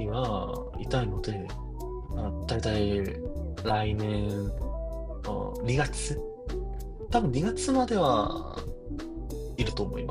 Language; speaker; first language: Japanese; non-native, learner; Korean